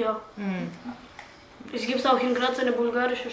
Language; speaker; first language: German; early bilingual, other home language; Bulgarian